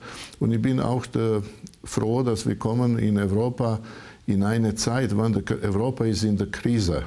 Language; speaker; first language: German; non-native, learner; Croatian